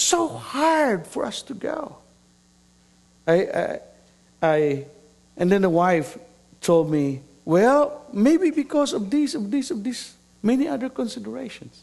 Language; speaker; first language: English; non-native, local second language; Cebuano